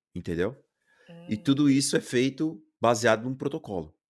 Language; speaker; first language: Portuguese; native; Portuguese